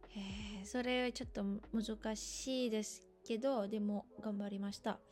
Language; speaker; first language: Japanese; non-native, fluent; Indonesian